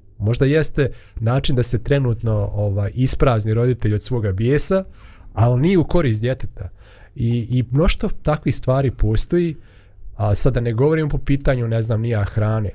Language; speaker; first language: Bosnian; native; Bosnian